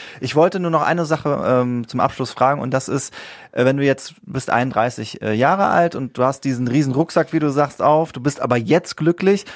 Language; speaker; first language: German; native; German